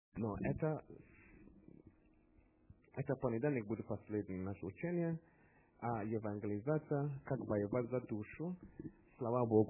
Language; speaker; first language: Russian; non-native, fluent; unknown